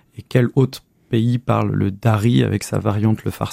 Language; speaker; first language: French; native; French